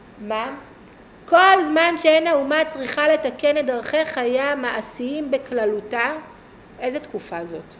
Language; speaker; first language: Hebrew; native; Hebrew